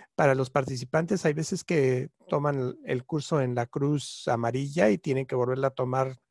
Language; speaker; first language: Spanish; native; Spanish